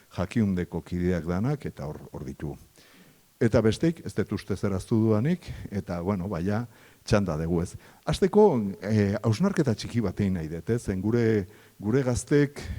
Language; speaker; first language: Basque; native; Basque